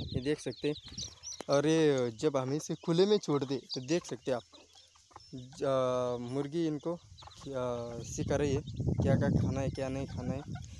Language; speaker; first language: Hindi; non-native, local second language; Marathi